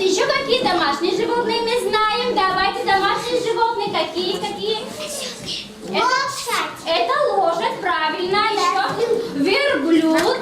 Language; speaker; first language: Russian; non-native, local second language; Tajik